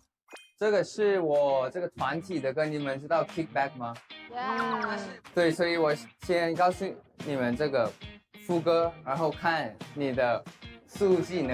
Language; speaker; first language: Chinese; non-native, learner; Thai